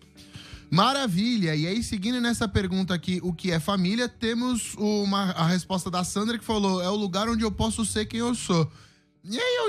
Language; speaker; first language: Portuguese; native; Portuguese